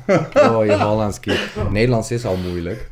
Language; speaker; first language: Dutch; early bilingual, other home language; Bosnian